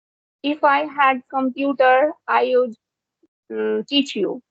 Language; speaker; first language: English; non-native, local second language; Hindi